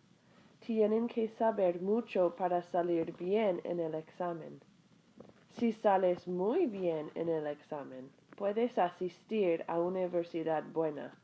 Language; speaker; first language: Spanish; non-native, fluent; English